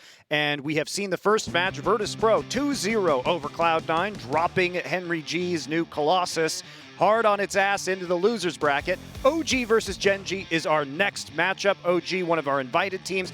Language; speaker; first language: English; native; English